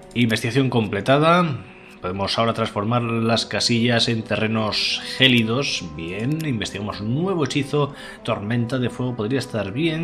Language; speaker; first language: Spanish; native; Spanish